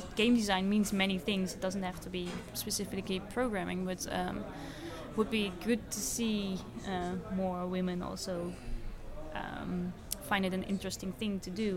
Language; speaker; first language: English; non-native, fluent; Dutch